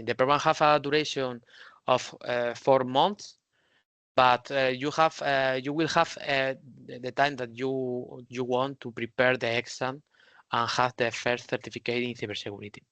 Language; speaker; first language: English; non-native, learner; Spanish